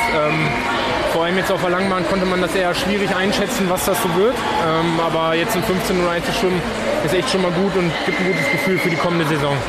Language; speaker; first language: German; native; German